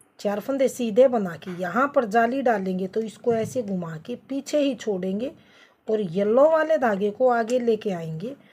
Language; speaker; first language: Hindi; native; Hindi